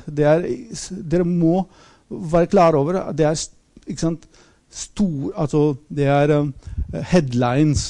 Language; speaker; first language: Norwegian; non-native, fluent; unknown